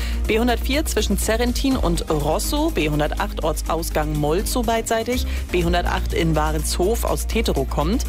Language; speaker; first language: German; native; German